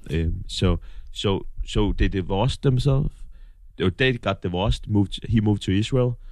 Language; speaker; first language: English; non-native, fluent; Danish